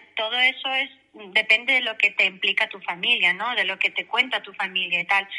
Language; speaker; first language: Spanish; non-native, fluent; Russian